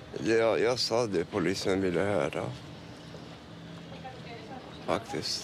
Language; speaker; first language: Swedish; non-native, fluent; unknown